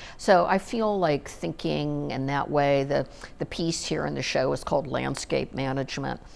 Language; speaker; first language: English; native; English